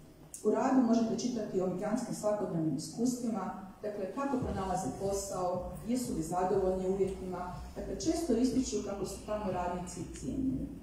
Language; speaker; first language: Croatian; native; Croatian